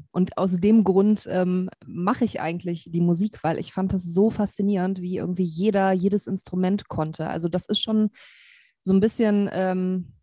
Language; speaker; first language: German; native; German